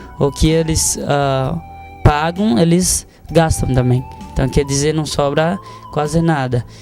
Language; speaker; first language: Portuguese; non-native, fluent; Haitian Creole